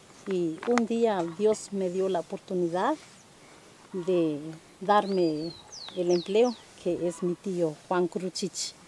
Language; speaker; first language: Spanish; non-native, local second language; Kaqchikel